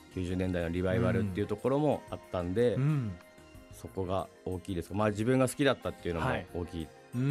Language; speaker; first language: Japanese; native; Japanese